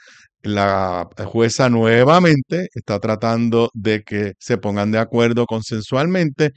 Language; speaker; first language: Spanish; native; Spanish